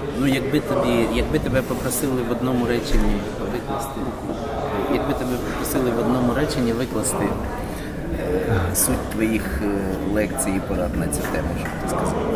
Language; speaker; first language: Ukrainian; native; Ukrainian